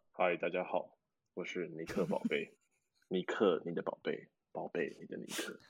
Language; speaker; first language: Chinese; native; Chinese